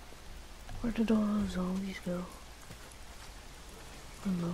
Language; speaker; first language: English; native; English